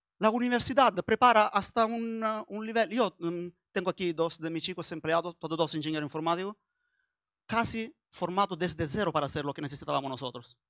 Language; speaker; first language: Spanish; non-native, learner; Italian